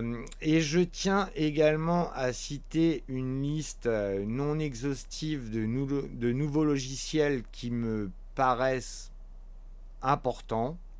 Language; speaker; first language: French; native; French